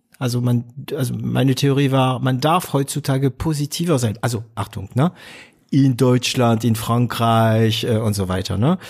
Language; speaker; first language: German; non-native, fluent; French